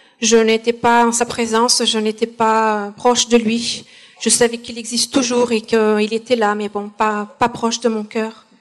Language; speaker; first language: French; non-native, fluent; Portuguese